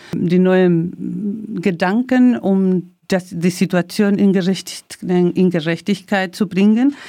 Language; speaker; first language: German; non-native, learner; Spanish